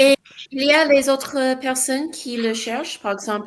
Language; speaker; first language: French; non-native, learner; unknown